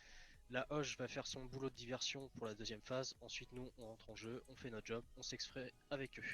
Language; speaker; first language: French; native; French